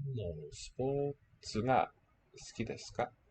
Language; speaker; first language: Japanese; non-native, learner; English